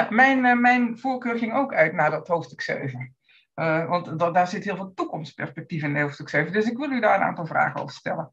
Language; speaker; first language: Dutch; native; Dutch